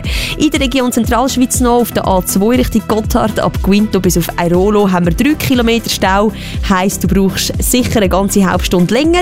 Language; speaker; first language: German; native; German